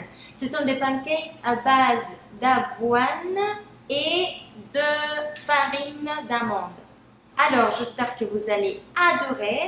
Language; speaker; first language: French; non-native, fluent; Spanish